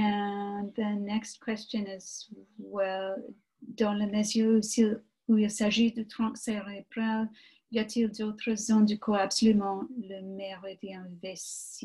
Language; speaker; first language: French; non-native, learner; English